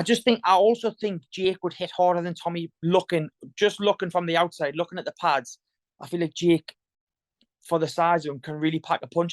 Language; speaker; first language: English; native; English